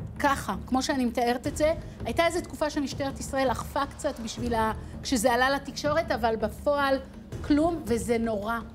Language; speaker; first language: Hebrew; native; Hebrew